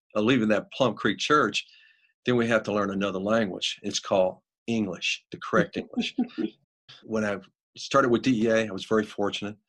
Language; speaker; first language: English; native; English